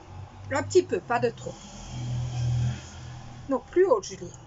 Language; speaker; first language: French; native; French